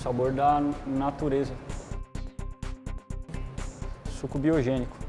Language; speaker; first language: Portuguese; native; Portuguese